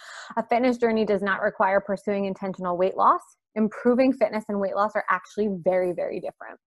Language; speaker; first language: English; native; English